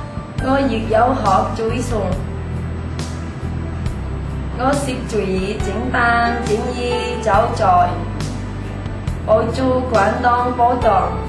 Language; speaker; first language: Cantonese; non-native, learner; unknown